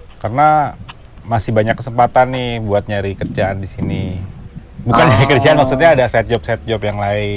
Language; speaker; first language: Indonesian; native; Indonesian